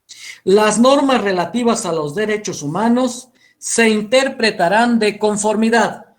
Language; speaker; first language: Spanish; native; Spanish